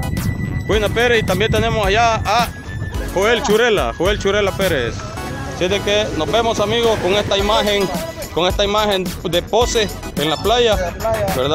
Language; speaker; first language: Spanish; native; Spanish